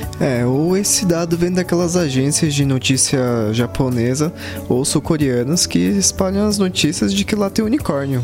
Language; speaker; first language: Portuguese; native; Portuguese